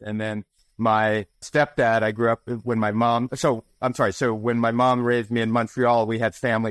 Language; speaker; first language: English; native; English